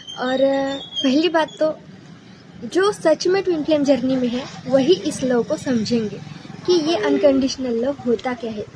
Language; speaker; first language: Hindi; non-native, local second language; Marathi